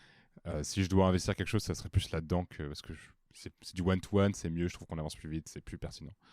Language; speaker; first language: French; native; French